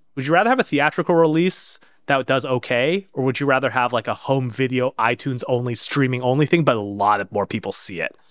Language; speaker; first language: English; native; English